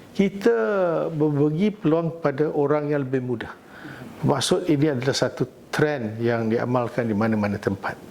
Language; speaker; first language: Malay; non-native, local second language; Chinese